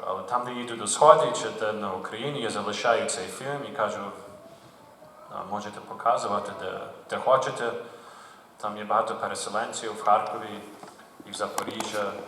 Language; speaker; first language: Ukrainian; early bilingual, heritage; Ukrainian